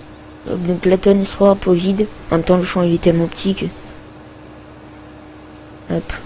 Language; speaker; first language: French; native; French